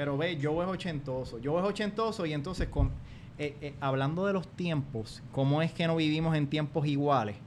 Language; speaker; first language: Spanish; native; Spanish